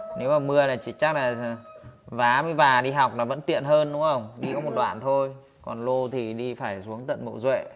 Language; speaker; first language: Vietnamese; native; Vietnamese